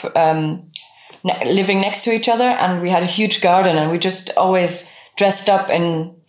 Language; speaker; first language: English; non-native, fluent; French